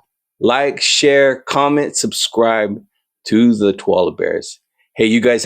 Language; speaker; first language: English; native; English